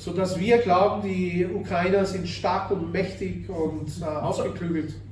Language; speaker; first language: German; native; German